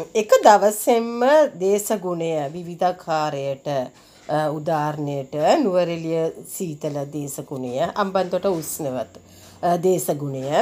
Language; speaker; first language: Sinhala; non-native, local second language; Tamil